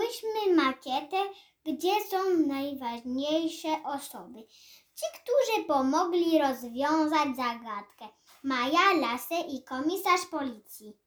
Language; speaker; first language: Polish; early bilingual, heritage; Polish